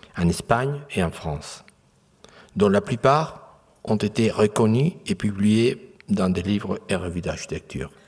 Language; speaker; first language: French; non-native, fluent; Spanish